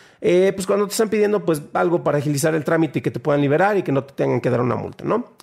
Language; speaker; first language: Spanish; native; Spanish